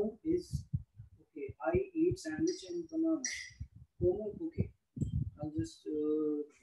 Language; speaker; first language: English; non-native, local second language; Hindi